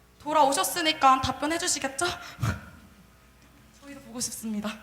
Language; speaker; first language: Korean; native; Korean